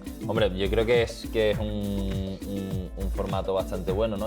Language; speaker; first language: Spanish; native; Spanish